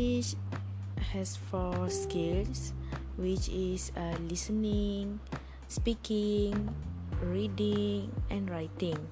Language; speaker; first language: English; non-native, learner; Malay